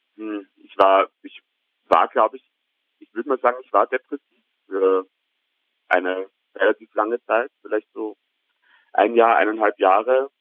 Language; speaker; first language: German; native; German